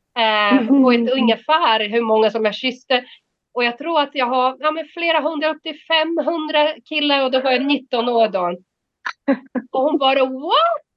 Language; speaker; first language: Swedish; non-native, fluent; Portuguese